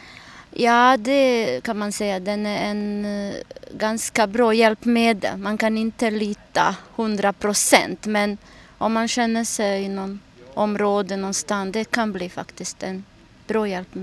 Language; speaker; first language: Swedish; non-native, learner; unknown